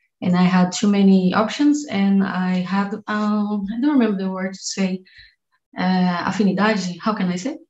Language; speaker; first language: English; non-native, learner; Portuguese